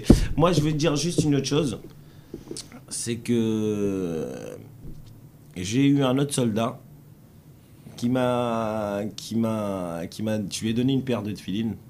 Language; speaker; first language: French; native; French